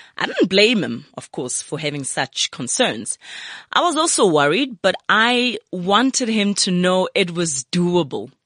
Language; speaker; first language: English; non-native, local second language; Zulu